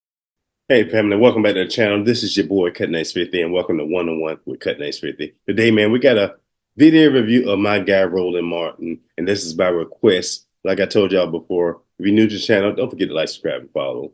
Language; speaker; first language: English; native; English